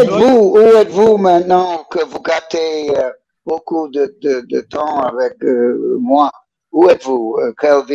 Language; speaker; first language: French; non-native, fluent; English